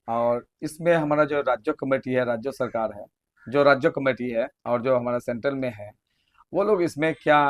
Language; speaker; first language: Hindi; non-native, local second language; Bangla